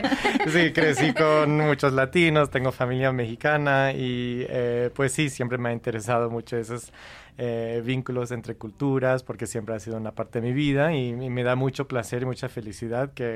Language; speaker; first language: Spanish; non-native, fluent; English